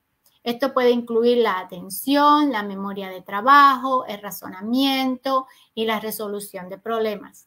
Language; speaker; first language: Spanish; native; Spanish